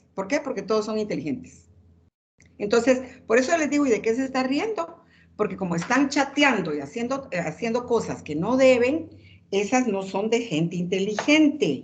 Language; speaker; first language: Spanish; native; Spanish